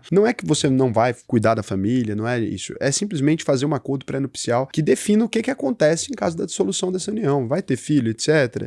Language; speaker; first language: Portuguese; native; Portuguese